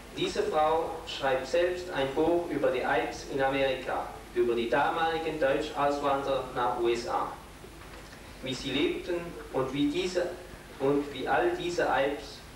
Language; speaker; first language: German; non-native, local second language; Swiss German